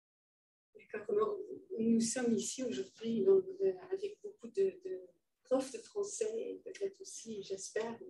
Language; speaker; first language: French; non-native, fluent; Dutch